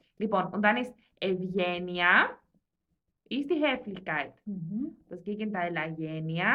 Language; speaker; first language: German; non-native, fluent; Greek